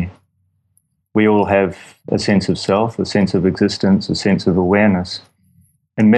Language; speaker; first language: English; native; English